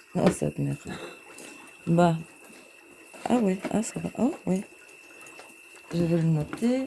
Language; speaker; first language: French; native; French